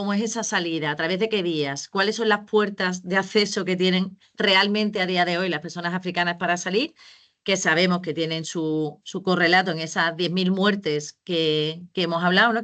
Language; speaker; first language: Spanish; native; Spanish